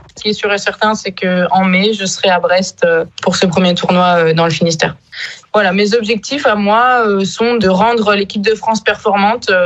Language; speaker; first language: French; native; French